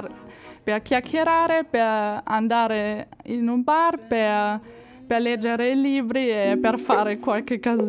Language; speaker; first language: Italian; non-native, fluent; German